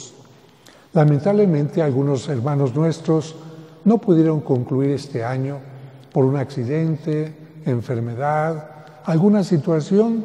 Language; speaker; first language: Spanish; native; Spanish